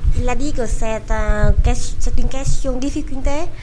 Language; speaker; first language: French; non-native, learner; Vietnamese